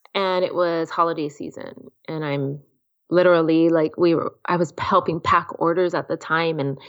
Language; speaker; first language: English; native; English